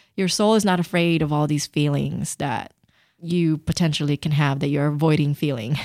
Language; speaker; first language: English; early bilingual, other home language; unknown